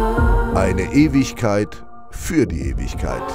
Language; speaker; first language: German; native; German